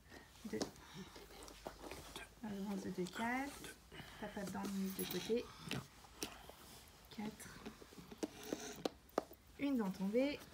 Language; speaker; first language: French; native; French